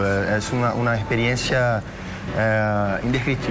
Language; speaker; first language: Spanish; non-native, fluent; Portuguese